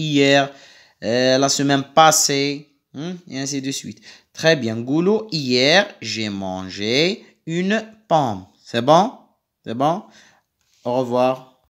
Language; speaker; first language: French; non-native, local second language; Arabic